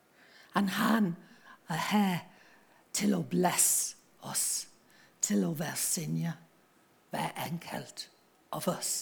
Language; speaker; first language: Norwegian; non-native, fluent; English